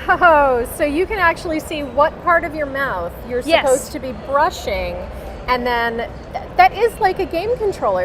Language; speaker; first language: English; native; English